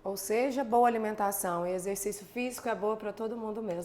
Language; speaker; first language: Portuguese; native; Portuguese